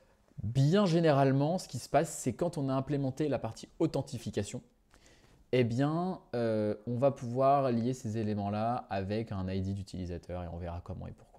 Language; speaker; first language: French; native; French